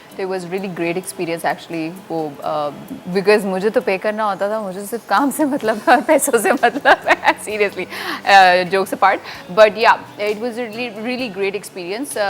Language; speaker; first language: Urdu; native; Urdu